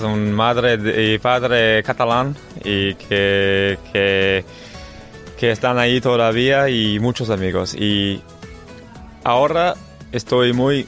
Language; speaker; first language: Spanish; non-native, learner; English